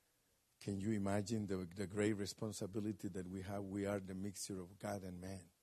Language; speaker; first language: English; non-native, fluent; Spanish